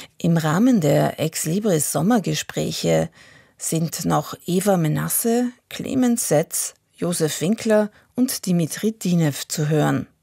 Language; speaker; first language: German; native; German